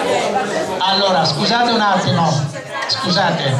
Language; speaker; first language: Italian; native; Italian